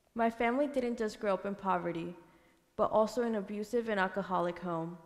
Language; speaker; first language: English; early bilingual, other home language; Spanish